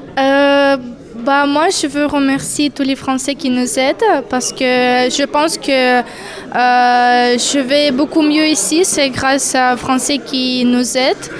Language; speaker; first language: French; non-native, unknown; Ukrainian